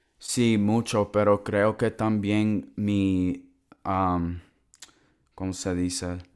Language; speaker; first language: Spanish; early bilingual, heritage; English